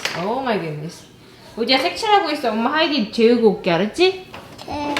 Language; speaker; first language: Korean; non-native, fluent; English